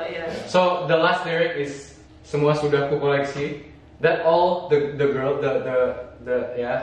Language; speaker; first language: English; non-native, fluent; Indonesian